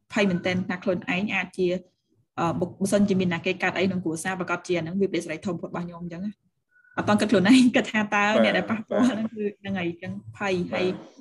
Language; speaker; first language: Khmer; native; Khmer